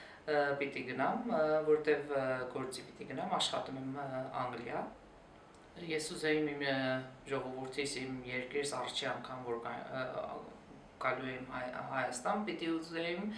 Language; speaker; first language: Armenian; early bilingual, heritage; Armenian